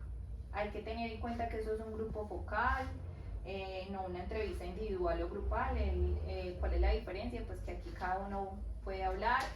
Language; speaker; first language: Spanish; native; Spanish